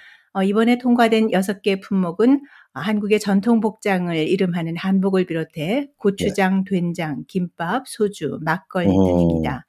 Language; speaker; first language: Korean; native; Korean